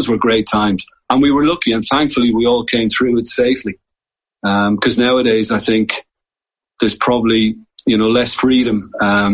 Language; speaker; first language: English; native; English